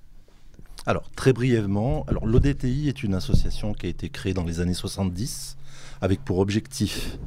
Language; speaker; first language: French; native; French